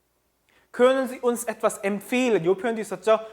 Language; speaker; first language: German; non-native, fluent; Korean